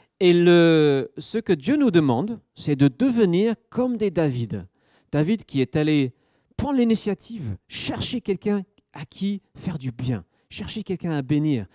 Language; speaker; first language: French; native; French